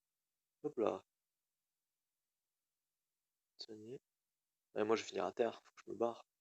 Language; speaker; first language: French; native; French